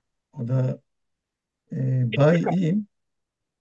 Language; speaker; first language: German; non-native, learner; Turkish